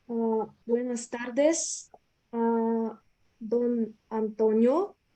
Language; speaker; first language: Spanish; non-native, learner; Bulgarian